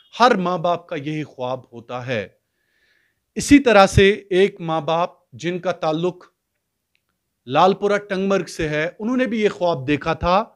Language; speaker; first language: Hindi; non-native, local second language; Kashmiri